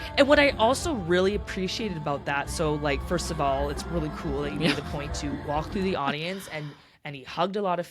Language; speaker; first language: English; native; English